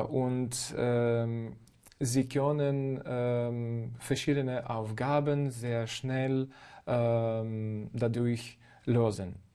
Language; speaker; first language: German; non-native, fluent; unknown